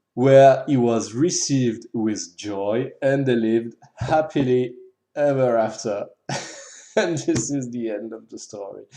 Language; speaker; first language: English; non-native, fluent; French